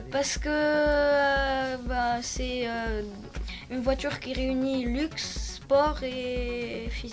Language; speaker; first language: French; non-native, local second language; Arabic